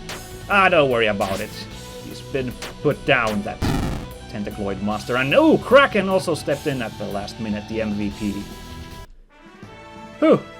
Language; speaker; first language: English; native; English